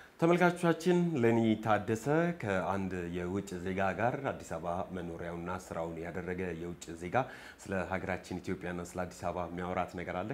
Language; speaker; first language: Amharic; native; Amharic